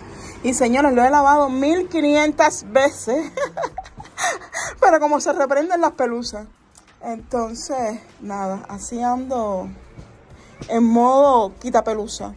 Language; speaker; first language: Spanish; native; Spanish